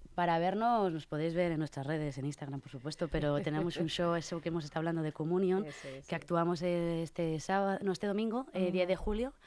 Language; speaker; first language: Spanish; native; Spanish